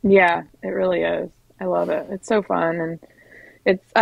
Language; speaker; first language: English; native; English